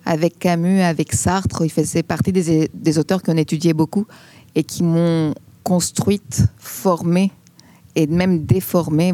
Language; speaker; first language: French; non-native, fluent; Greek